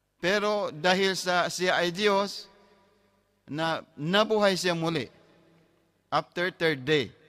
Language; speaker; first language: Filipino; non-native, local second language; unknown